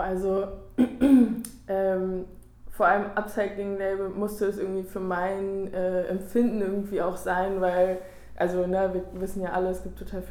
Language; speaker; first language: German; native; German